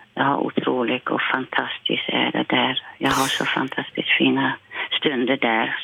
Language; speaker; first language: Swedish; non-native, fluent; Dutch